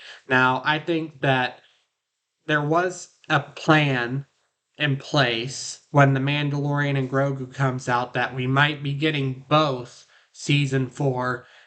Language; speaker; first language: English; native; English